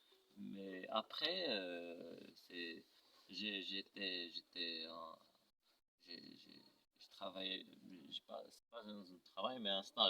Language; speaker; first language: French; non-native, local second language; Arabic